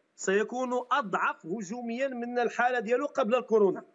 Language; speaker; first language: Arabic; native; Arabic